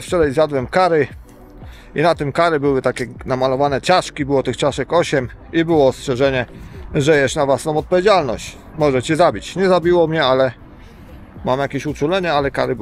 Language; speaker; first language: Polish; native; Polish